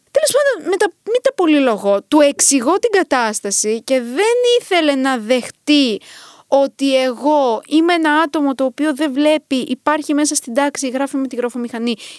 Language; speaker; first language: Greek; early bilingual, other home language; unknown